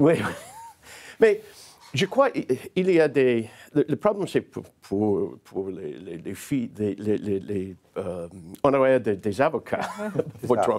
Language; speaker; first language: French; non-native, learner; English